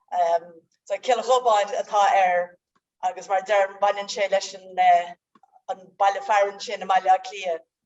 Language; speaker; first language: Irish; non-native, local second language; English